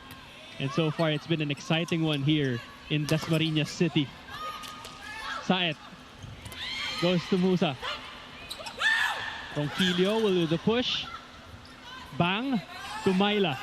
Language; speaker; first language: English; non-native, local second language; Filipino